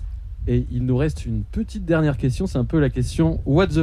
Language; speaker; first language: French; native; French